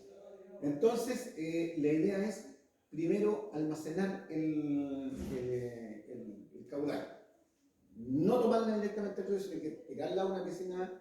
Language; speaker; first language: Spanish; native; Spanish